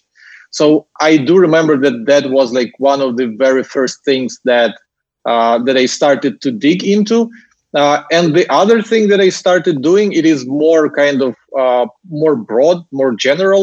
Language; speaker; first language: English; non-native, fluent; Russian